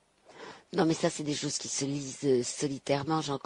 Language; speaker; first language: French; native; French